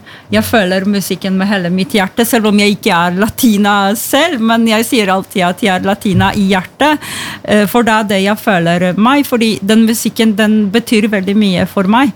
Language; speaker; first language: Norwegian; non-native, fluent; Polish